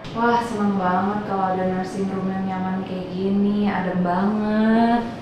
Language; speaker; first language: Indonesian; native; Indonesian